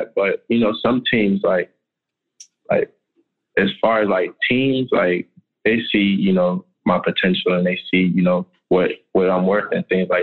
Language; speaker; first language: English; native; English